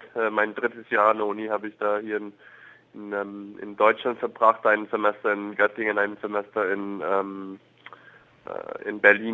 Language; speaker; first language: German; non-native, fluent; English